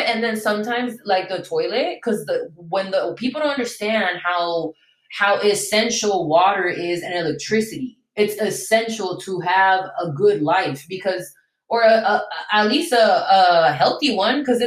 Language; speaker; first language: English; early bilingual, other home language; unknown